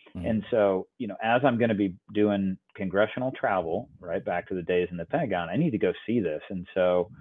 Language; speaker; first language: English; native; English